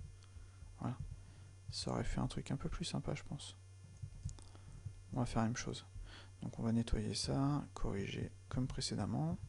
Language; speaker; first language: French; native; French